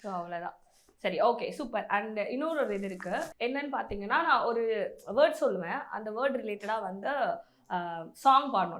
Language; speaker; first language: Tamil; native; Tamil